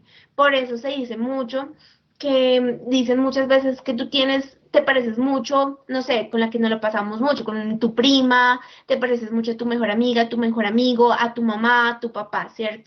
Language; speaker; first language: Spanish; native; Spanish